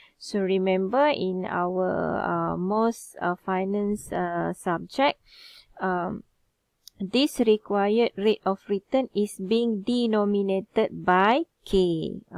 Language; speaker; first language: English; non-native, local second language; Malay